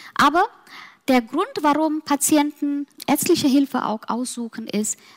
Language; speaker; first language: German; non-native, fluent; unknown